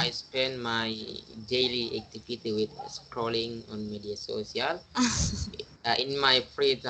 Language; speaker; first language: English; non-native, learner; Indonesian